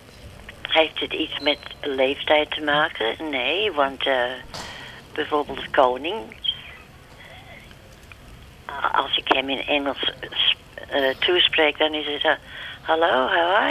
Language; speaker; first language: Dutch; early bilingual, other home language; English